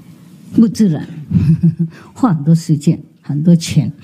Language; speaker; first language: Chinese; non-native, fluent; Vietnamese